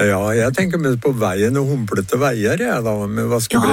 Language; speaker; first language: Norwegian; native; Norwegian